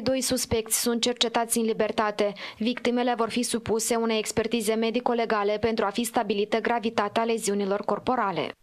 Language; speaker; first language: Romanian; native; Romanian